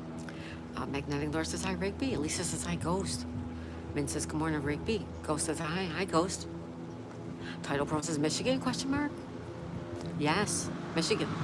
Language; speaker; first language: English; native; English